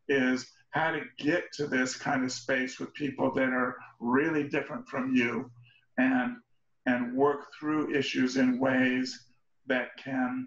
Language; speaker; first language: English; native; English